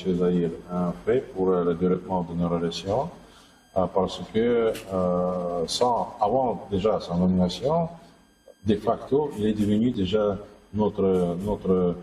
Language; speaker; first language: French; non-native, fluent; Russian